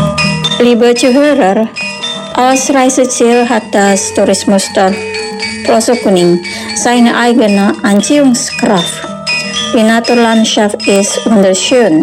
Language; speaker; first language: German; non-native, learner; Indonesian